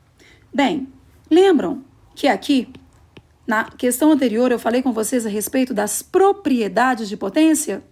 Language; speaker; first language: Portuguese; native; Portuguese